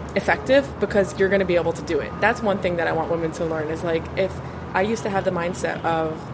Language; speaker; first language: English; native; English